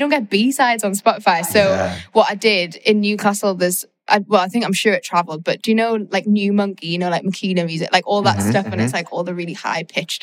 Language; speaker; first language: English; native; English